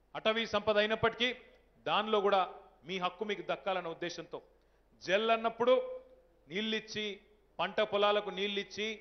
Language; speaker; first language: Telugu; native; Telugu